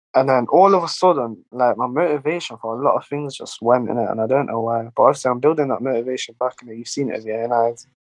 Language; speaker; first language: English; native; English